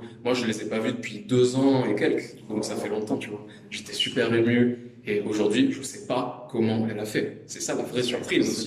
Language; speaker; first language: French; native; French